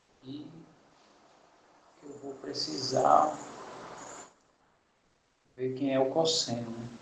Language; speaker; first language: Portuguese; native; Portuguese